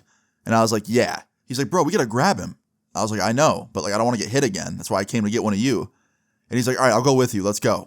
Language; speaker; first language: English; native; English